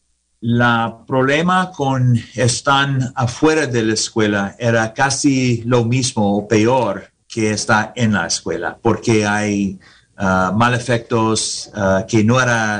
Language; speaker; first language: Spanish; non-native, learner; English